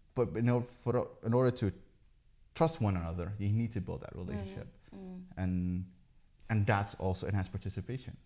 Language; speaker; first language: English; early bilingual, heritage; Dutch